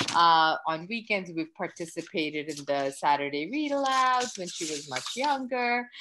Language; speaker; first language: English; early bilingual, other home language; Gujarati